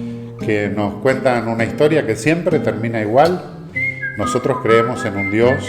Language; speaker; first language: Spanish; native; Spanish